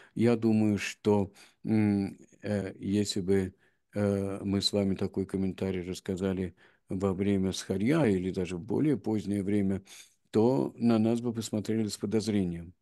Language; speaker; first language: Russian; native; Russian